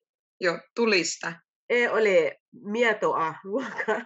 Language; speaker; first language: Finnish; non-native, learner; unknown